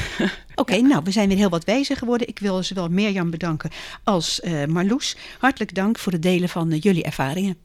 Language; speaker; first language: Dutch; native; Dutch